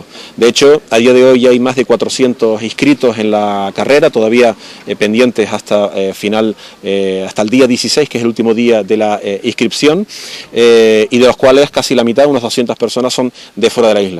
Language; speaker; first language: Spanish; native; Spanish